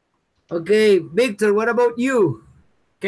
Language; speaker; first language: English; non-native, fluent; Spanish